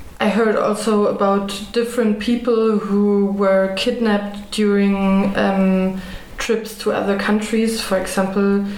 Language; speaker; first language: English; non-native, fluent; German